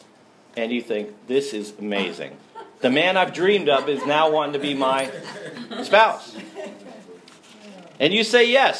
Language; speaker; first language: English; native; English